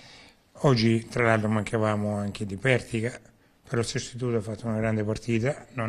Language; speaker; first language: Italian; native; Italian